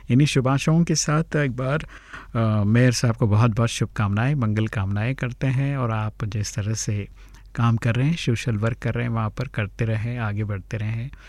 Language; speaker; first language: Hindi; native; Hindi